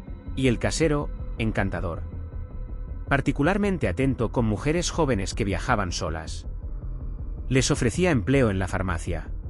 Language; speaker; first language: Spanish; native; Spanish